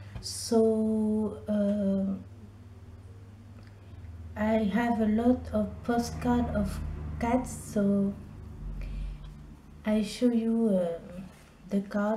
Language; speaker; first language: English; non-native, learner; French